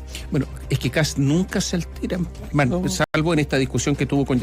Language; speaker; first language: Spanish; native; Spanish